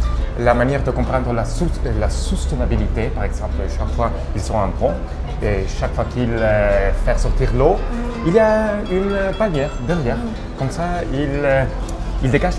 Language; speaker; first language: French; non-native, fluent; Spanish